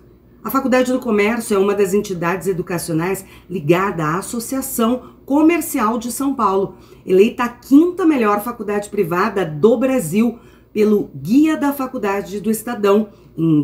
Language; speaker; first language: Portuguese; native; Portuguese